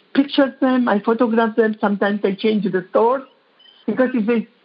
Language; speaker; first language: English; non-native, fluent; Georgian